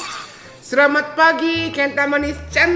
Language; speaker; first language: Indonesian; non-native, fluent; Japanese